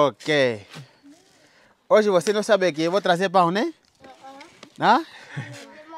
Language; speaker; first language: Portuguese; non-native, learner; Vietnamese